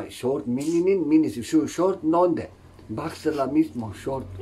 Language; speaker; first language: Spanish; non-native, learner; Turkish